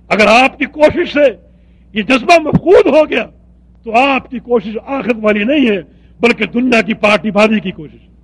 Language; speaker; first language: Urdu; native; Urdu